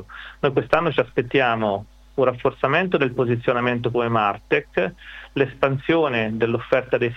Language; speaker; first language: Italian; native; Italian